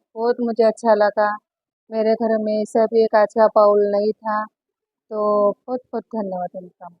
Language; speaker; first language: Hindi; non-native, local second language; Marathi